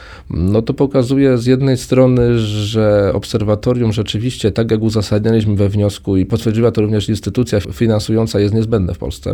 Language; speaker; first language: Polish; native; Polish